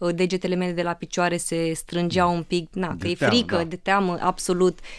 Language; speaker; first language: Romanian; non-native, local second language; Russian